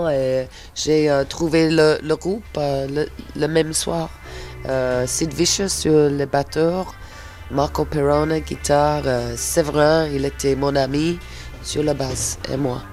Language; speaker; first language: French; non-native, fluent; English